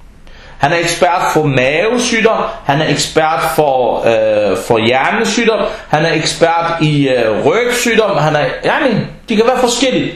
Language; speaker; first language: Danish; non-native, fluent; Arabic